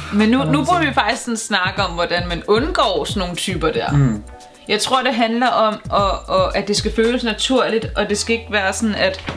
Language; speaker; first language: Danish; native; Danish